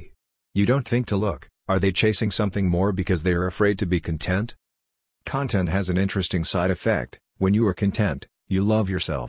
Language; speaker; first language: English; non-native, fluent; Hungarian